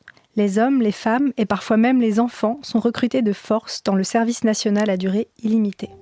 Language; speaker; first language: French; native; French